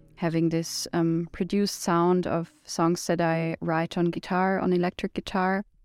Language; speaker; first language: English; non-native, fluent; German